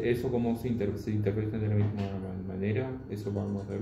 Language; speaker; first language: Spanish; native; Spanish